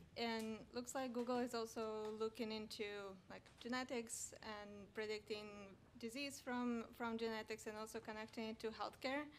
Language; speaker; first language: English; non-native, fluent; Spanish